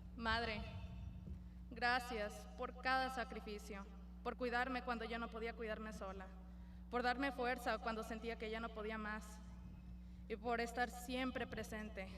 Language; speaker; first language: Spanish; early bilingual, heritage; Spanish